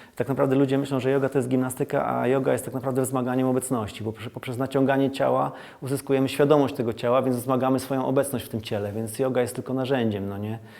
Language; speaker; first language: Polish; native; Polish